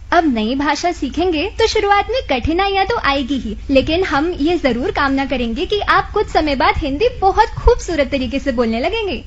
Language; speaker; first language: Hindi; native; Hindi